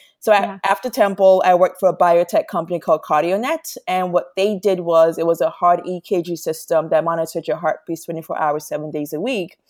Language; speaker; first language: English; non-native, local second language; Yoruba